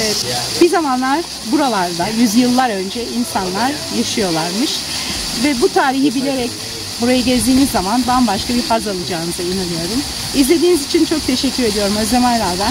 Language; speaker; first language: Turkish; native; Turkish